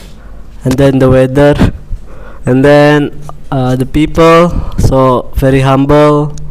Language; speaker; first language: English; non-native, learner; Indonesian